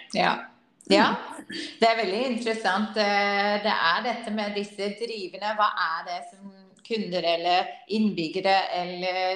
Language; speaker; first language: Norwegian; non-native, fluent; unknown